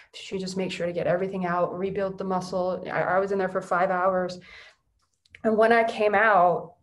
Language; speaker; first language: English; native; English